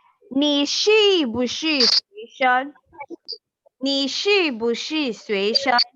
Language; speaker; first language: Chinese; non-native, fluent; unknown